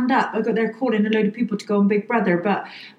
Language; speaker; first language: English; native; English